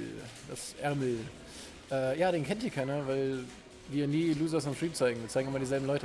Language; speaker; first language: German; native; German